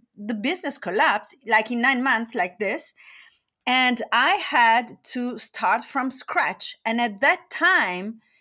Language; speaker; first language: English; non-native, fluent; Italian